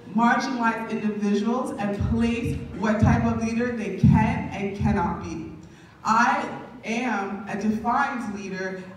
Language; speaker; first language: English; native; English